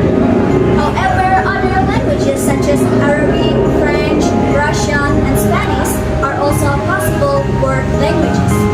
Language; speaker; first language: English; non-native, fluent; Indonesian